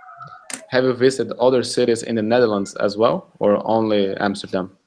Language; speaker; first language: English; non-native, fluent; Russian